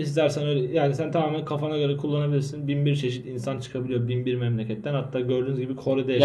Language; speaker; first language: Turkish; native; Turkish